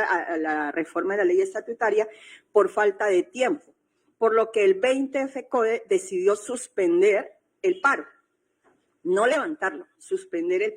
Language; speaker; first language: Spanish; native; Spanish